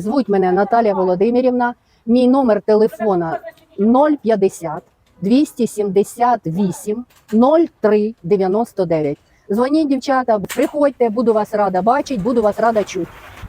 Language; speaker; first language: Ukrainian; native; Ukrainian